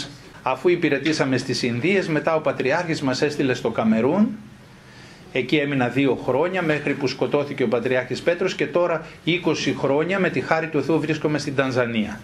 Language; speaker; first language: Greek; native; Greek